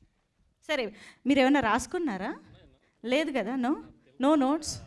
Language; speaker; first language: Telugu; native; Telugu